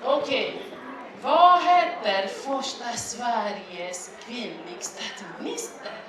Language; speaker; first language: Swedish; non-native, fluent; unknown